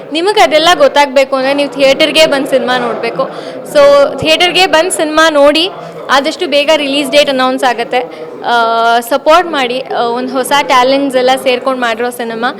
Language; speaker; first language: Kannada; native; Kannada